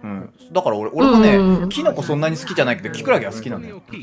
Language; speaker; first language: Japanese; native; Japanese